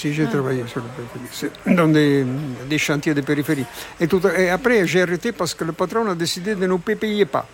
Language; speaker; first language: French; non-native, fluent; Italian